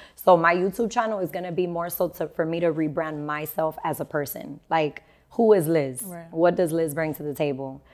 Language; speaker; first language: English; native; English